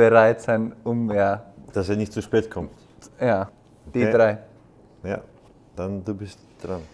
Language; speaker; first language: German; non-native, fluent; Icelandic